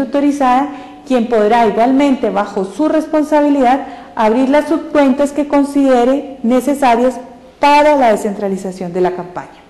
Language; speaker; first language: Spanish; native; Spanish